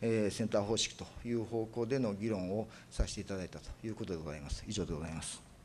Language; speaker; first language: Japanese; native; Japanese